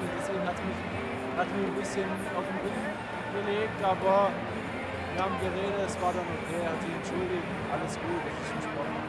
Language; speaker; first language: German; native; German